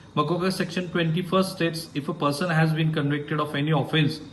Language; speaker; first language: English; non-native, local second language; Marathi